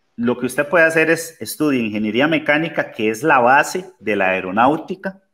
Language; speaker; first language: Spanish; native; Spanish